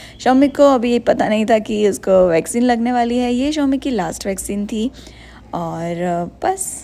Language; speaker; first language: Hindi; non-native, local second language; Gujarati